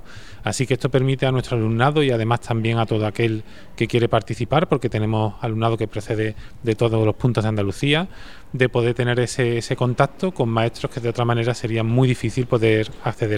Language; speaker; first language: Spanish; native; Spanish